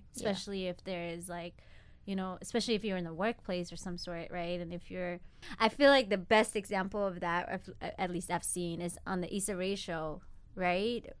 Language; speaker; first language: English; non-native, fluent; Amharic